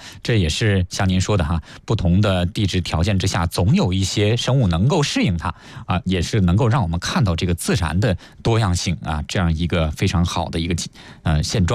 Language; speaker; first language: Chinese; native; Chinese